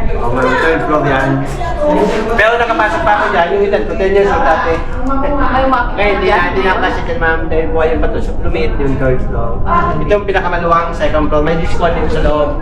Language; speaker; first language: Filipino; non-native, local second language; Bikol